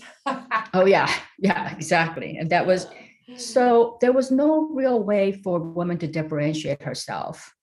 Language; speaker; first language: English; early bilingual, other home language; Korean